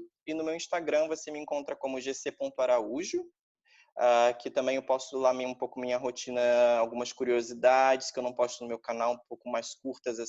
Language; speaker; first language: Portuguese; native; Portuguese